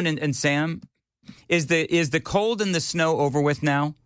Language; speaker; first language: English; native; English